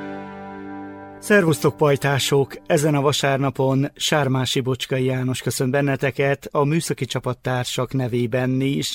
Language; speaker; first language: Hungarian; native; Hungarian